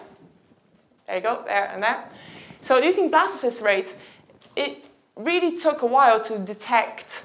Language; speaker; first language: English; native; English